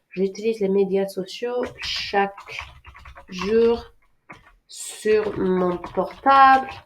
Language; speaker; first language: French; non-native, fluent; English